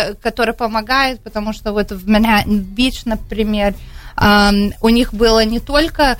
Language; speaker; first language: Russian; early bilingual, heritage; Russian